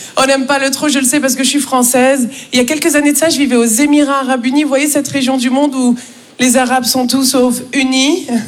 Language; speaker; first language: French; native; French